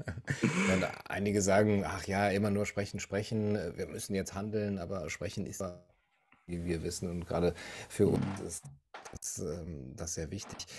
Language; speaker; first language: German; native; German